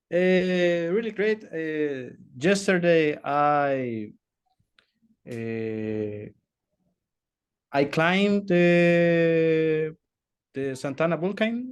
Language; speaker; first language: English; non-native, learner; Spanish